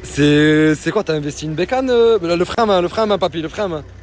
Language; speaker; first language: French; native; French